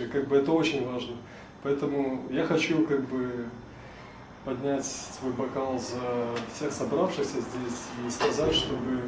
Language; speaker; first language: Russian; native; Russian